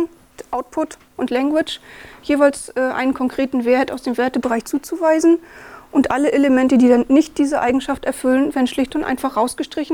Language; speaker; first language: German; native; German